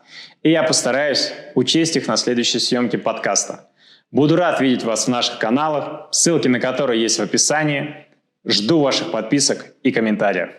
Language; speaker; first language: Russian; native; Russian